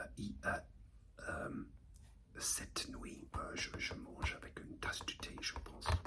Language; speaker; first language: French; non-native, learner; English